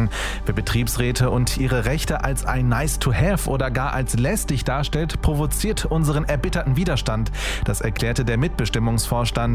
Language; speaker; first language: German; native; German